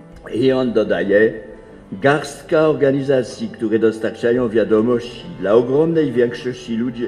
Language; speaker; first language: Polish; non-native, fluent; French